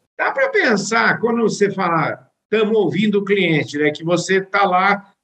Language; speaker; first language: Portuguese; native; Portuguese